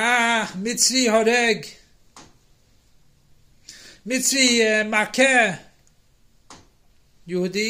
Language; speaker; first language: Hebrew; non-native, fluent; English